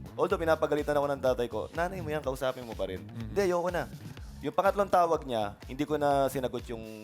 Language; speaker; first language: Filipino; native; Filipino